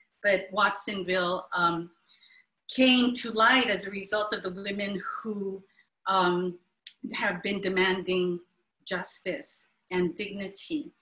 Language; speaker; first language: English; native; English